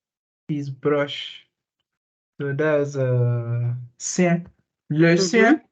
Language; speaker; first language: French; non-native, learner; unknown